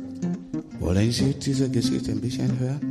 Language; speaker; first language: German; non-native, learner; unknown